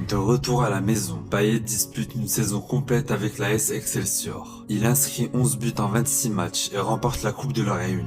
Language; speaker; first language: French; native; French